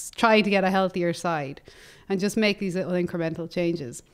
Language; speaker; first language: English; native; English